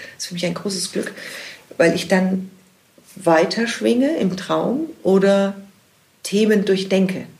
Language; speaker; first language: German; native; German